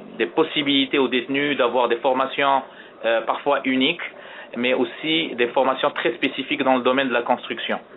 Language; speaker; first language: French; native; French